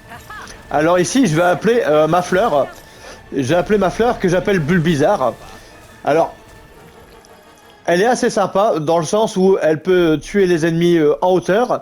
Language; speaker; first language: French; native; French